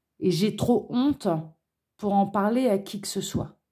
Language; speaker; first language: French; native; French